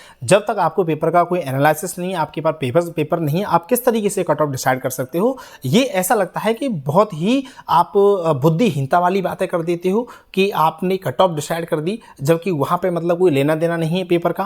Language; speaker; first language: Hindi; native; Hindi